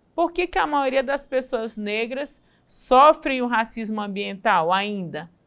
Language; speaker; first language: Portuguese; native; Portuguese